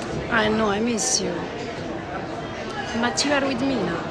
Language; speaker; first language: English; non-native, learner; Italian